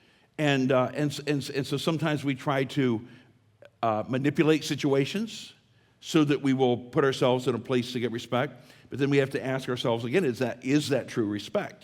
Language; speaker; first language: English; native; English